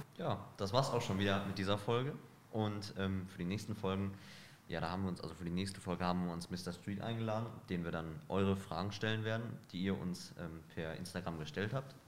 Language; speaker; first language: German; native; German